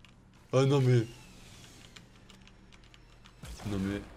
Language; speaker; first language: French; native; French